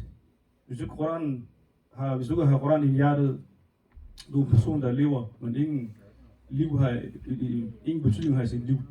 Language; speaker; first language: Danish; non-native, fluent; Somali